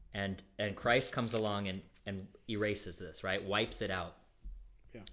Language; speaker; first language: English; native; English